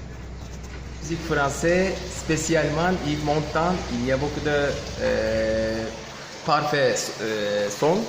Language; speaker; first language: French; non-native, learner; Turkish